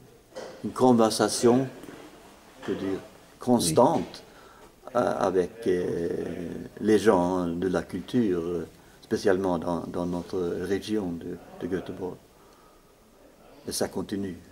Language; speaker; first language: French; non-native, fluent; Swedish